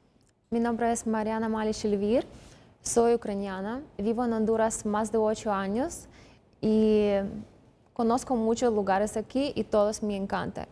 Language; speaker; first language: Spanish; non-native, fluent; Ukrainian